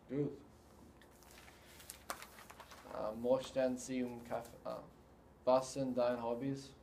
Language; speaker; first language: German; non-native, learner; English